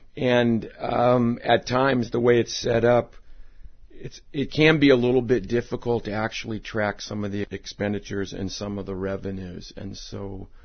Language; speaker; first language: English; native; English